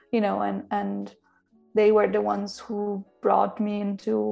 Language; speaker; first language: English; non-native, fluent; Italian